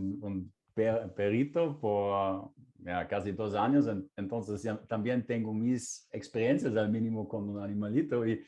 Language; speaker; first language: Spanish; non-native, fluent; German